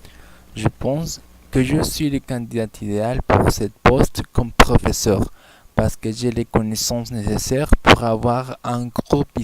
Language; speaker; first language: French; non-native, learner; Spanish